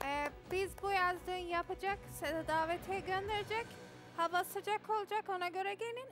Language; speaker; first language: Turkish; non-native, learner; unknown